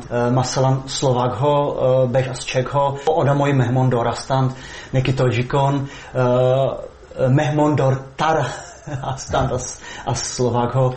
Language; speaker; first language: Persian; non-native, fluent; Czech